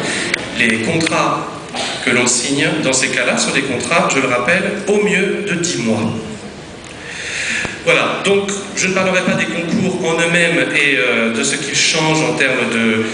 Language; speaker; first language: French; native; French